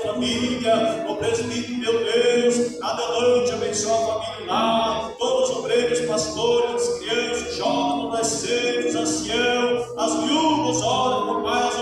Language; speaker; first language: Portuguese; native; Portuguese